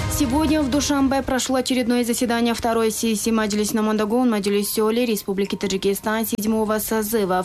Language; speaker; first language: Russian; non-native, local second language; Tajik